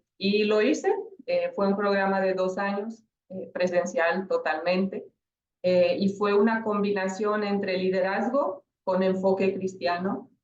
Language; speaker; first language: Spanish; non-native, fluent; Romanian